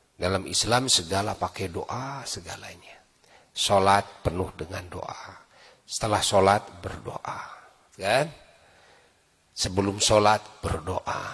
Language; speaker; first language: Indonesian; non-native, local second language; Sundanese